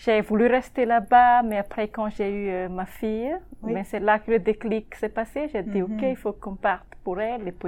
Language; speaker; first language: French; non-native, local second language; Malagasy